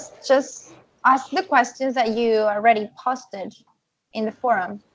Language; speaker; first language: English; non-native, fluent; Spanish